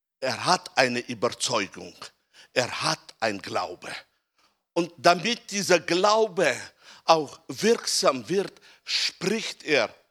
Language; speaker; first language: German; non-native, fluent; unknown